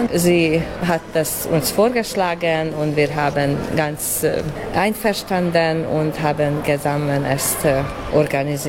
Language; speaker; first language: German; native; German